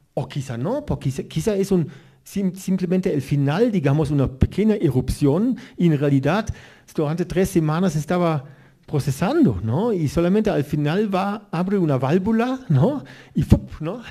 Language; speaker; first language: Spanish; non-native, fluent; German